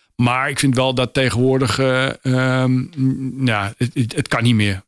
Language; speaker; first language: Dutch; native; Dutch